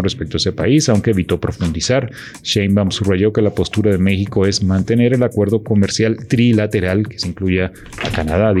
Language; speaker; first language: Spanish; native; Spanish